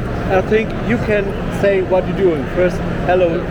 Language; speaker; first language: English; non-native, learner; German